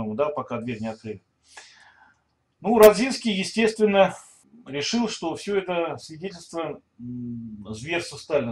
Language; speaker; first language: Russian; native; Russian